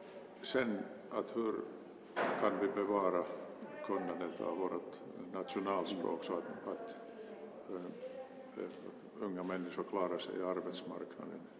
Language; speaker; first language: Swedish; non-native, local second language; Finnish